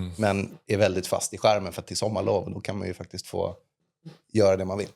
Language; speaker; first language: Swedish; native; Swedish